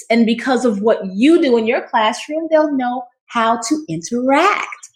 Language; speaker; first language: English; native; English